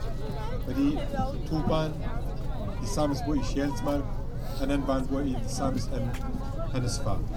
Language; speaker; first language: Danish; non-native, learner; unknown